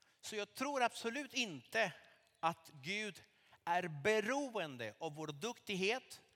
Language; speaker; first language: Swedish; non-native, fluent; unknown